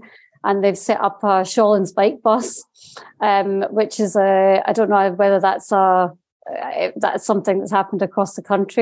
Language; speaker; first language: English; native; English